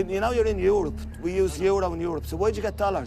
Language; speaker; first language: English; native; English